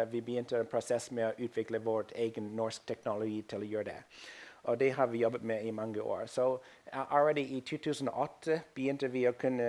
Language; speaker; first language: Norwegian; non-native, fluent; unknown